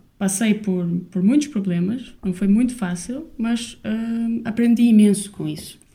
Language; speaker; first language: Portuguese; non-native, fluent; Albanian